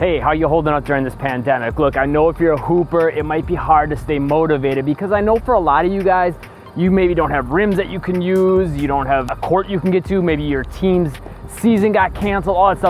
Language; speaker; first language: English; native; English